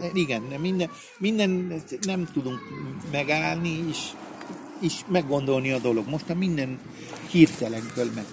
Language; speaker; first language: Hungarian; early bilingual, heritage; Spanish